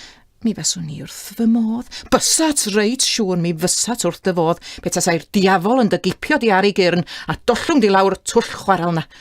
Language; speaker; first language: Welsh; native; Welsh